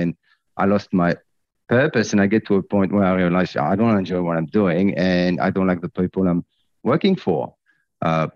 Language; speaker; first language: English; non-native, fluent; French